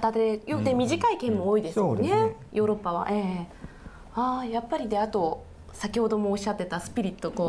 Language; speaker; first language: Japanese; native; Japanese